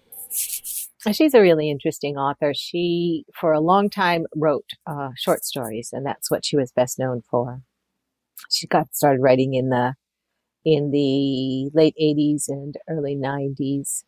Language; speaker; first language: English; native; English